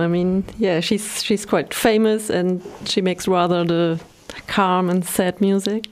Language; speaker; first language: English; non-native, fluent; German